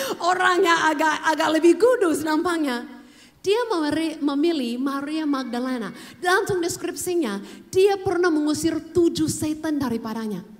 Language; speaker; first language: Indonesian; non-native, fluent; English